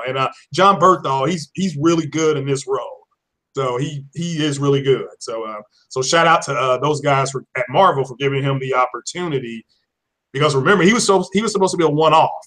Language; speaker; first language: English; native; English